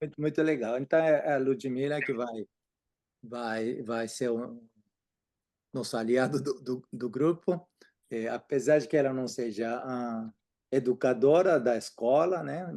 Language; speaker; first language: Portuguese; non-native, fluent; Japanese